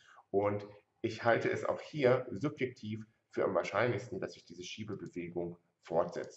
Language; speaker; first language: German; native; German